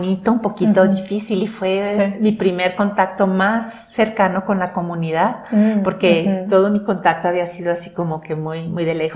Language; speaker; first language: Spanish; non-native, local second language; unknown